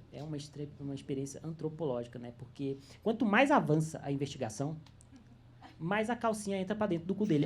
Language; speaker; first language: Portuguese; native; Portuguese